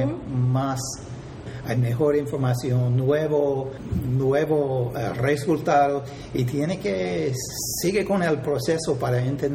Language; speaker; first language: Spanish; non-native, fluent; English